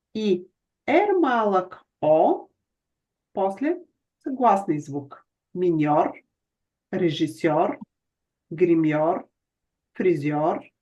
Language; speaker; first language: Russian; non-native, fluent; Bulgarian